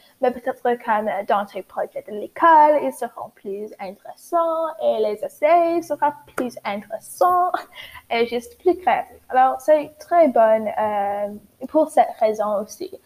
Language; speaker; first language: French; non-native, learner; English